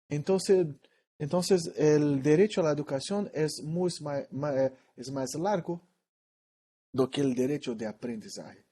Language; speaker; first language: Spanish; non-native, learner; Portuguese